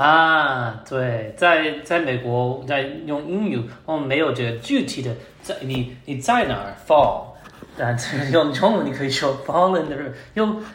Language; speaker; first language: Chinese; non-native, learner; English